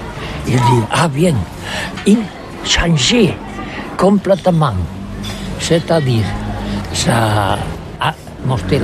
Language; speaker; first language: French; non-native, learner; Catalan